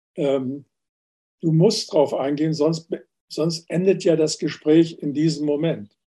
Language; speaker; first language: German; native; German